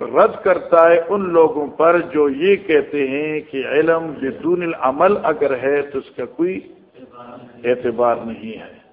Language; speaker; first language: Urdu; non-native, local second language; Northern Hindko